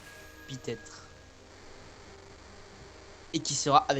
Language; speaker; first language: French; native; French